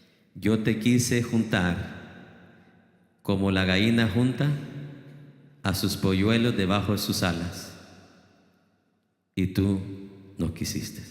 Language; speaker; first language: Spanish; native; Spanish